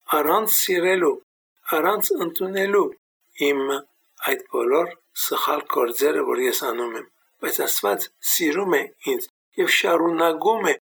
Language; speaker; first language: Armenian; native; Armenian